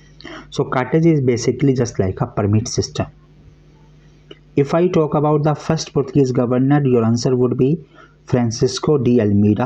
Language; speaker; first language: English; non-native, local second language; Hindi